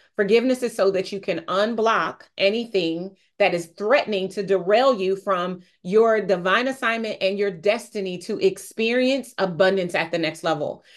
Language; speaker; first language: English; native; English